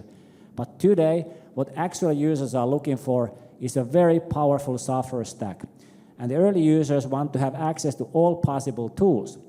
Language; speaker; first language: English; non-native, fluent; Finnish